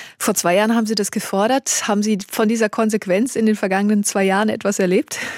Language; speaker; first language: German; native; German